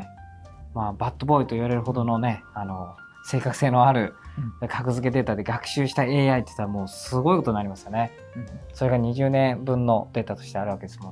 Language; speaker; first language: Japanese; native; Japanese